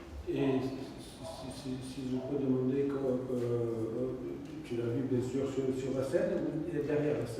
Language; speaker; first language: French; non-native, fluent; Serbian